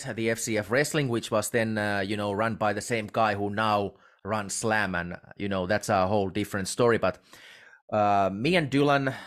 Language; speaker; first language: English; non-native, fluent; Finnish